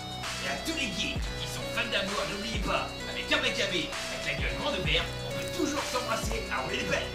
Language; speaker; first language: French; native; French